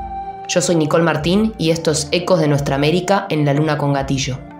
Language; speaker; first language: Spanish; native; Spanish